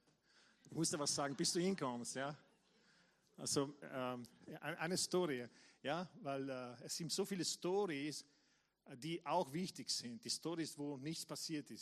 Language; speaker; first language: German; non-native, fluent; English